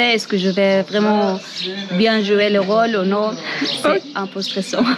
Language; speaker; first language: French; non-native, learner; Arabic